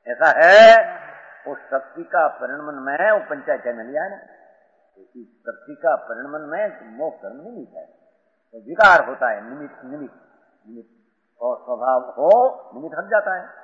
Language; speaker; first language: Hindi; non-native, local second language; Gujarati